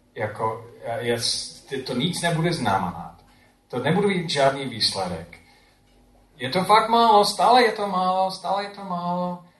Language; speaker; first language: Czech; non-native, fluent; English